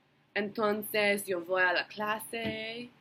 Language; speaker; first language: Spanish; non-native, learner; English